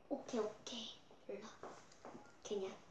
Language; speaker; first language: Korean; native; Korean